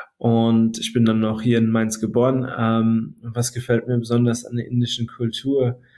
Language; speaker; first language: German; native; German